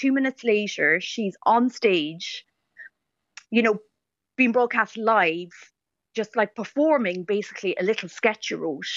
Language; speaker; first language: English; native; English